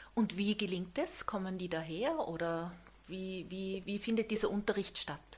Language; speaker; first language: German; native; German